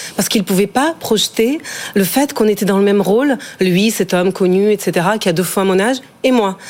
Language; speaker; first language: French; non-native, fluent; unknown